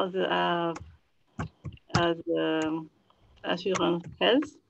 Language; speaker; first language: English; non-native, learner; French